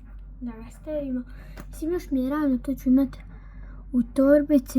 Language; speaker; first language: Bosnian; early bilingual, heritage; Bosnian